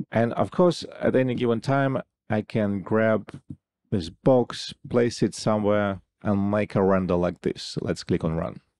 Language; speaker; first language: English; non-native, fluent; Russian